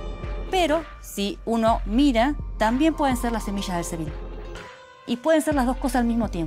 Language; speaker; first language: Spanish; native; Spanish